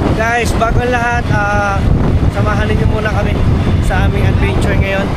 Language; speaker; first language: Filipino; native; Filipino